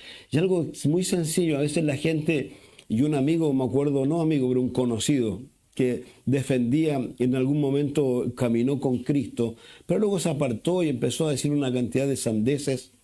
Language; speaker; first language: Spanish; native; Spanish